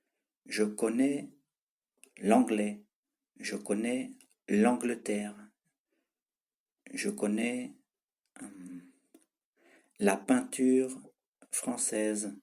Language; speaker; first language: French; non-native, fluent; Tibetan